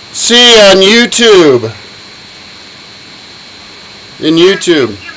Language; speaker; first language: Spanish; non-native, learner; English